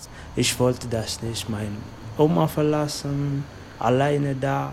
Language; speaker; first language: German; non-native, learner; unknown